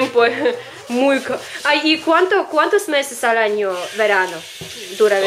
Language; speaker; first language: Spanish; non-native, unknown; Russian